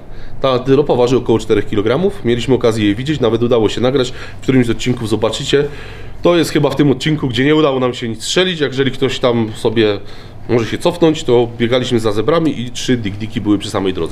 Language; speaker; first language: Polish; native; Polish